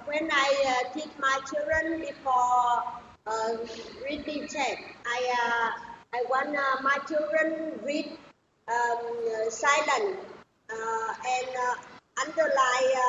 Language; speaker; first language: English; non-native, learner; Vietnamese